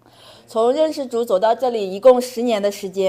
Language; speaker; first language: Chinese; native; Chinese